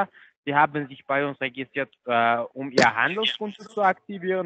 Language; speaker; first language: German; non-native, fluent; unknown